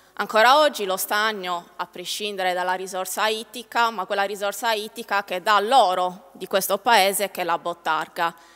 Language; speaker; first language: Italian; native; Italian